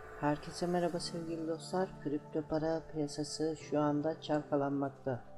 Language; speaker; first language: Turkish; native; Turkish